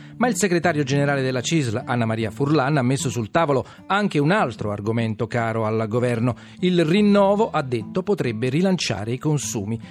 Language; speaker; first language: Italian; native; Italian